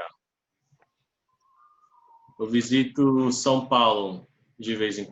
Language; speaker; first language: Portuguese; non-native, learner; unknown